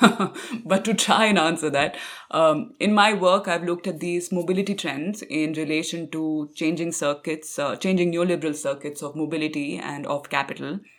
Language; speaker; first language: English; non-native, local second language; Punjabi